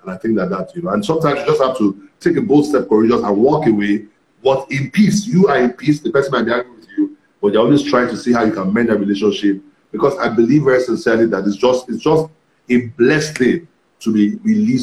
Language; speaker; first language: English; non-native, local second language; Yoruba